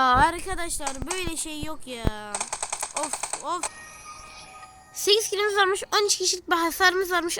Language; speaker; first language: Turkish; native; Turkish